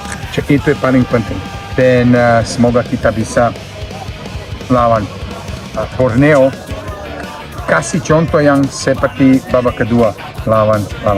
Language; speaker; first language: Indonesian; non-native, learner; Serbian